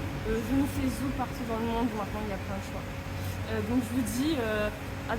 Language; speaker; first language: French; native; French